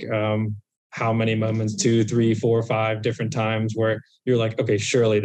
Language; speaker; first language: English; native; English